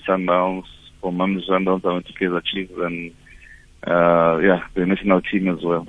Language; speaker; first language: English; non-native, local second language; Tswana